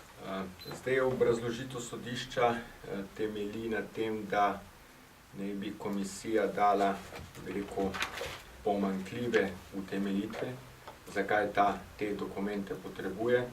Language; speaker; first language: Slovenian; native; Slovenian